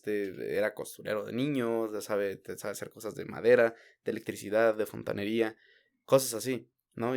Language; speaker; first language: Spanish; native; Spanish